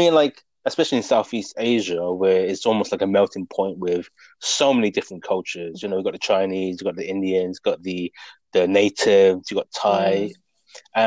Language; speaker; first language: English; native; English